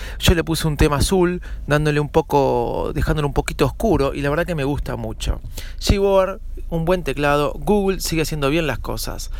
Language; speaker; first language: Spanish; native; Spanish